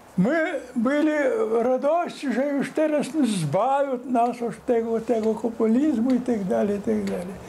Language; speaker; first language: Polish; native; Polish